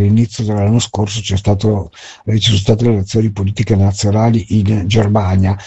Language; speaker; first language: Italian; native; Italian